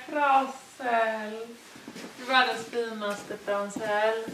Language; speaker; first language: Swedish; native; Swedish